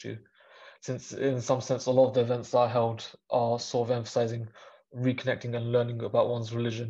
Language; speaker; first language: English; native; English